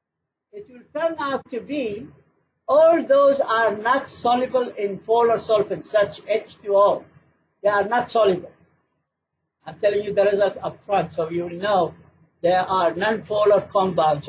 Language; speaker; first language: English; non-native, fluent; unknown